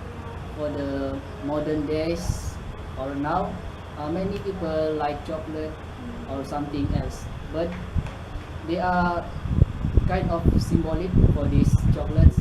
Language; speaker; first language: English; non-native, learner; Malay